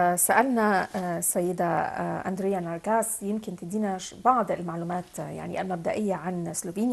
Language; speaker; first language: Arabic; native; Arabic